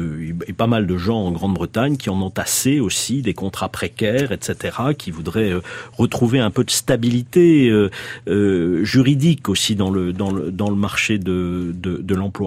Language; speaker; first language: French; native; French